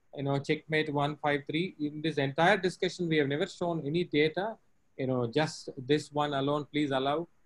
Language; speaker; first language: English; non-native, local second language; Tamil